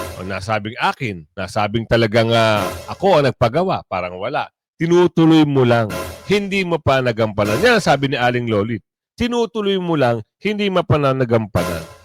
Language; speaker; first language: Filipino; non-native, local second language; Cebuano